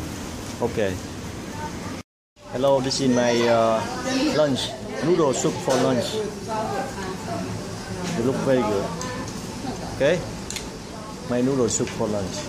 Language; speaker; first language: English; non-native, fluent; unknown